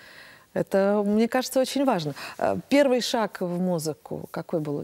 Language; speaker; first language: Russian; native; Russian